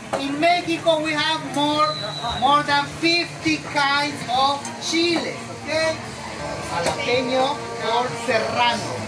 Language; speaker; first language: English; non-native, fluent; Spanish